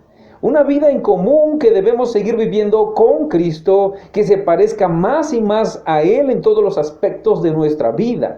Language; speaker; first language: Spanish; native; Spanish